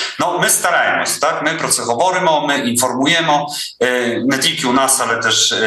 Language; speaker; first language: Ukrainian; non-native, fluent; Polish